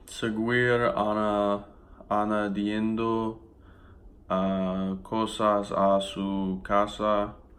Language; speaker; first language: Spanish; non-native, learner; English